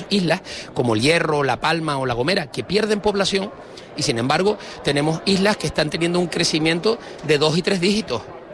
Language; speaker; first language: Spanish; native; Spanish